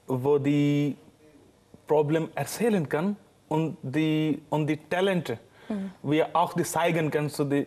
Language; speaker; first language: German; non-native, learner; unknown